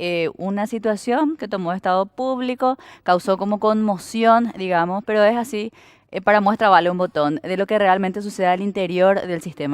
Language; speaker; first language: Spanish; native; Spanish